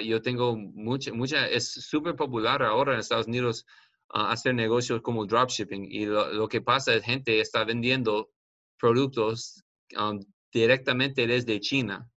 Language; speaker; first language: Spanish; non-native, learner; English